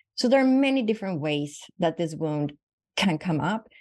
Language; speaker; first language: English; non-native, fluent; Swedish